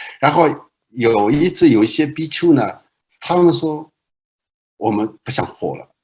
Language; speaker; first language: Chinese; non-native, local second language; Tibetan